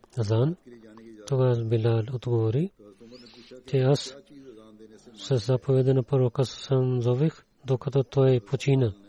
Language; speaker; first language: Bulgarian; non-native, learner; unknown